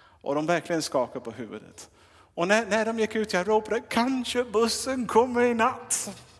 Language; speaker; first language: Swedish; non-native, fluent; English